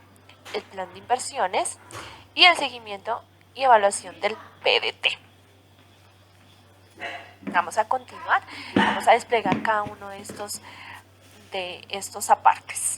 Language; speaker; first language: Spanish; native; Spanish